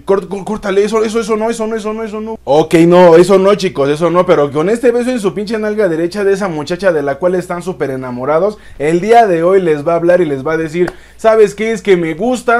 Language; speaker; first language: Spanish; native; Spanish